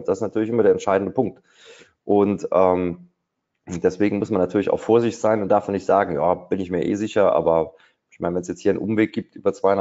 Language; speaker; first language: German; native; German